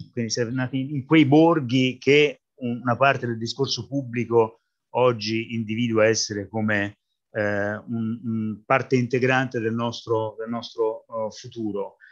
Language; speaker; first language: Italian; native; Italian